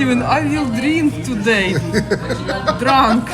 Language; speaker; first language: English; non-native, learner; Ukrainian